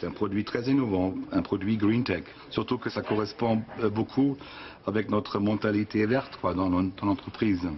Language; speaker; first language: French; non-native, fluent; German